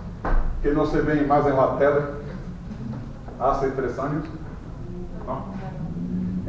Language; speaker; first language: Spanish; non-native, fluent; Portuguese